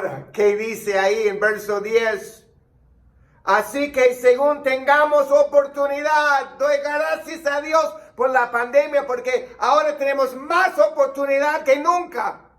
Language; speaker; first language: Spanish; non-native, fluent; English